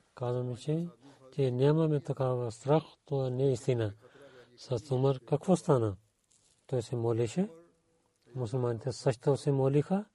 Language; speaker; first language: Bulgarian; non-native, learner; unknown